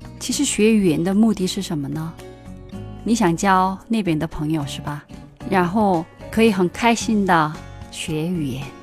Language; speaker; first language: Chinese; non-native, fluent; Korean